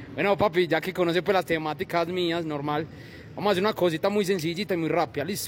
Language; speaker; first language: Spanish; native; Spanish